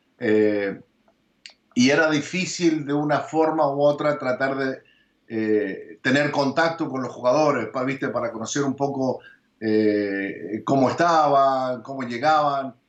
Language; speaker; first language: Spanish; early bilingual, heritage; Spanish